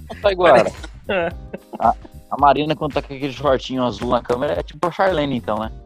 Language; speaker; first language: Portuguese; native; Portuguese